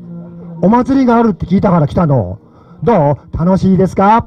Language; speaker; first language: Japanese; native; Japanese